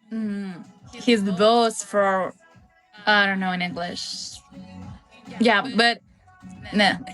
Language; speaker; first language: English; non-native, learner; Spanish